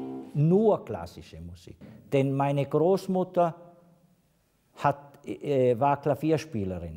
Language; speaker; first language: German; non-native, fluent; Italian